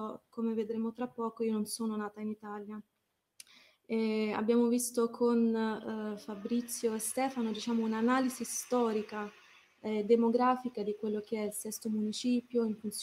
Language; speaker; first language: Italian; early bilingual, other home language; Arabic